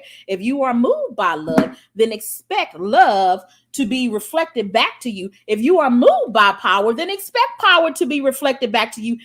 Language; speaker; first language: English; native; English